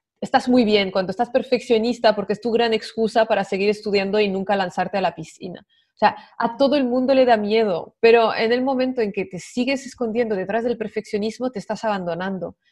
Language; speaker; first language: Spanish; non-native, fluent; French